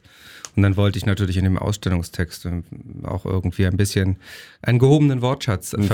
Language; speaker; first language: German; native; German